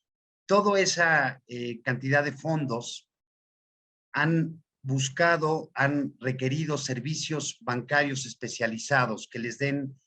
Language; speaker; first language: Spanish; native; Spanish